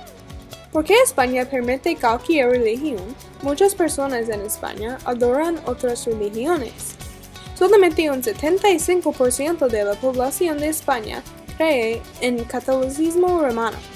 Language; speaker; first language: Spanish; non-native, learner; English